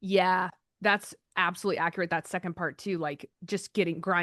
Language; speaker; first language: English; native; English